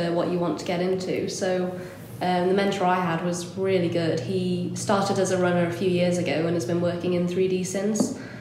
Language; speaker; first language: English; native; English